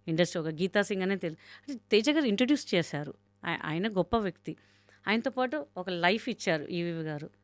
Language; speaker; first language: Telugu; non-native, local second language; Hindi